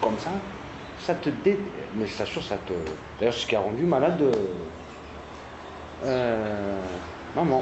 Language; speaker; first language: French; non-native, local second language; Kabyle